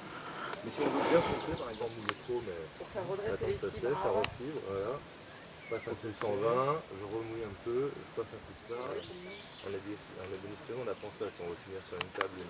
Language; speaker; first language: French; native; French